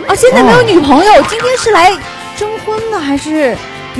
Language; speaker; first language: Chinese; native; Chinese